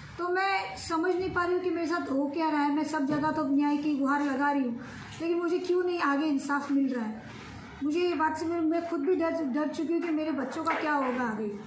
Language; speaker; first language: Hindi; native; Hindi